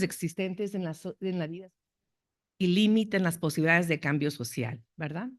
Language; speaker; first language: Spanish; non-native, fluent; English